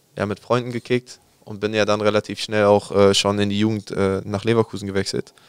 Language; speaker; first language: German; native; German